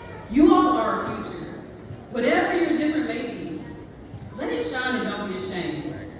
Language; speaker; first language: English; native; English